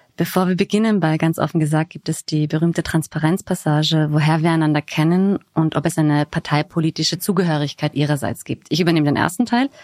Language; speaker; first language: German; native; German